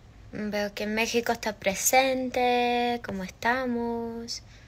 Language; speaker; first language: Spanish; early bilingual, heritage; Spanish